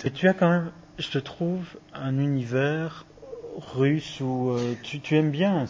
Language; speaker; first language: French; native; French